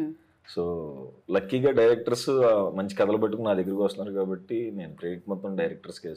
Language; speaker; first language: Telugu; native; Telugu